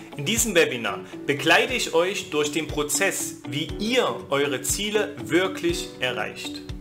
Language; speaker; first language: German; native; German